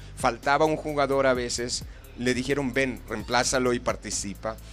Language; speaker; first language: Spanish; non-native, fluent; English